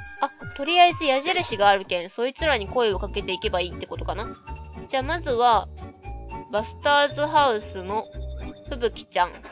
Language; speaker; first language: Japanese; native; Japanese